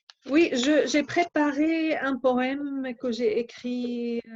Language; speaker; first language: French; non-native, fluent; Arabic